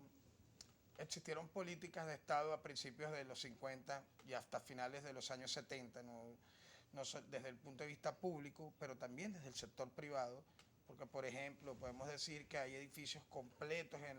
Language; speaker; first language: Spanish; native; Spanish